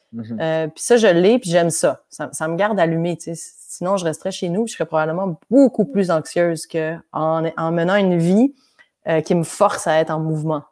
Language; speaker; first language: French; native; French